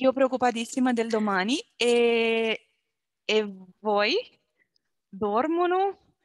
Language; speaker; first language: Italian; non-native, learner; Portuguese